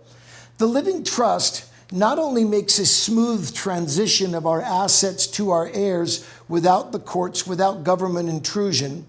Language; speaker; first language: English; native; English